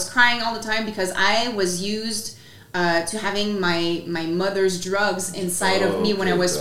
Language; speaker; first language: English; non-native, fluent; French